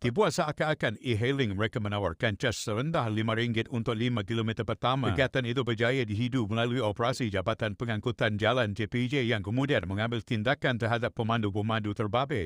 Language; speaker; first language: Malay; native; Malay